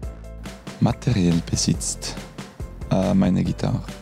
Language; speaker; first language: German; non-native, local second language; French